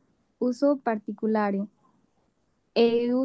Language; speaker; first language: Italian; non-native, learner; Spanish